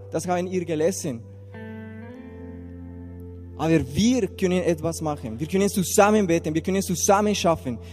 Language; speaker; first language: German; non-native, learner; Spanish